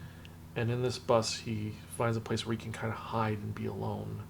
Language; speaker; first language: English; native; English